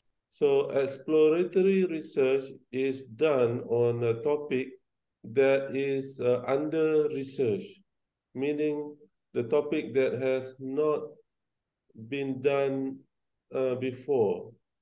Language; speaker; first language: English; non-native, local second language; Malay